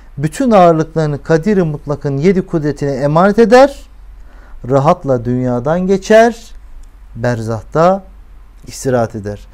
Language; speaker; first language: Turkish; native; Turkish